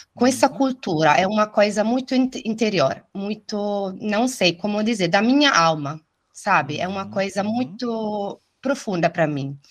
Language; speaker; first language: Portuguese; non-native, fluent; Italian